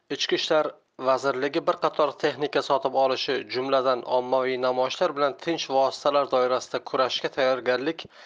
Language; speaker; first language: Uzbek; native; Uzbek